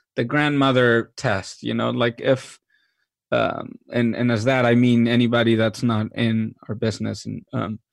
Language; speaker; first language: English; non-native, fluent; Spanish